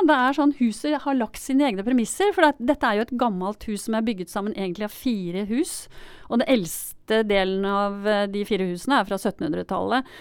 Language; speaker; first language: Norwegian; native; Norwegian